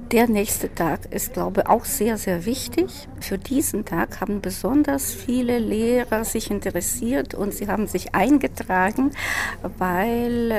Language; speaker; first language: German; non-native, fluent; Russian